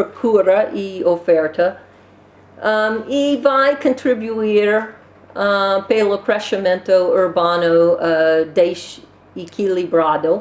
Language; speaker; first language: Portuguese; non-native, learner; English